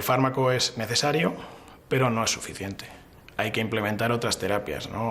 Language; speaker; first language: Spanish; native; Spanish